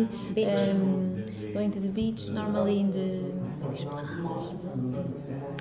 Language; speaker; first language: English; non-native, learner; Portuguese